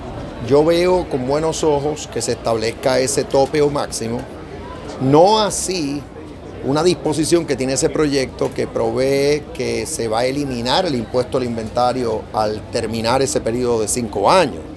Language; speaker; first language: Spanish; native; Spanish